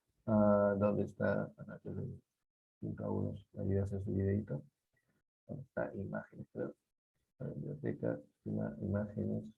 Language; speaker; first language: Spanish; native; Spanish